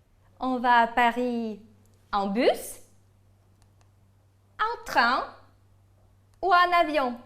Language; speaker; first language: French; non-native, fluent; Ukrainian